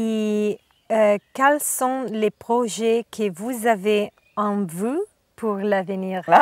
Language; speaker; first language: French; non-native, learner; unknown